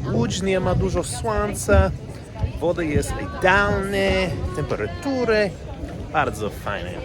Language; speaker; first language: Polish; non-native, learner; English